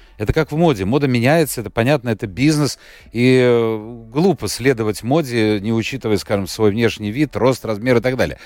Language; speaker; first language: Russian; native; Russian